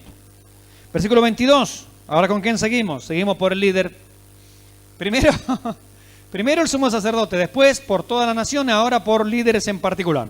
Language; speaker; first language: Spanish; native; Spanish